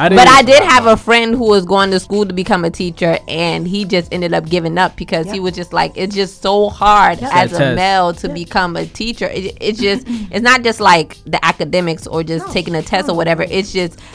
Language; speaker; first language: English; early bilingual, other home language; Haitian Creole